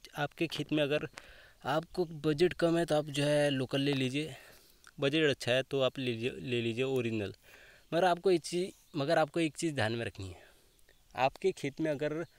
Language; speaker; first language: Hindi; non-native, local second language; Marathi